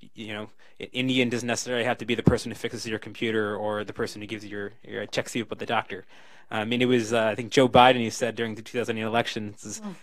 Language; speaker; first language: English; native; English